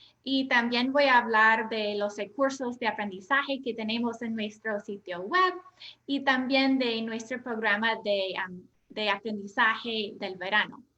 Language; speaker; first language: Spanish; non-native, fluent; English